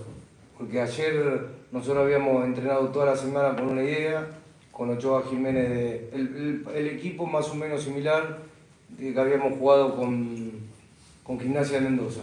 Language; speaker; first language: Spanish; native; Spanish